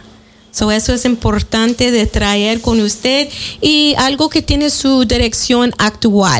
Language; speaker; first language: Spanish; early bilingual, heritage; Spanish